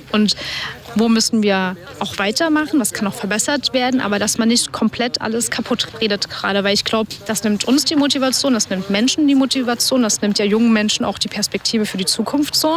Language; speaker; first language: German; native; German